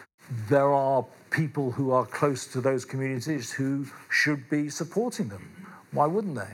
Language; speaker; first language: English; native; English